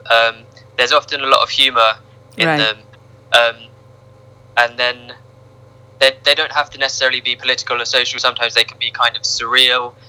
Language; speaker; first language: English; native; English